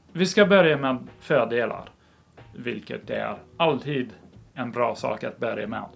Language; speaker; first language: Swedish; non-native, fluent; English